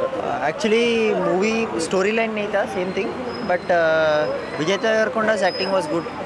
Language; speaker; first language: Hindi; non-native, local second language; Telugu